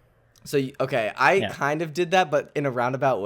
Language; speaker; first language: English; native; English